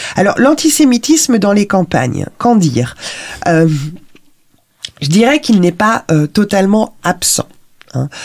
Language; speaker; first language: French; native; French